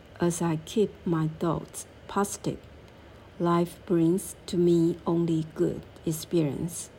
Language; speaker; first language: English; non-native, learner; Chinese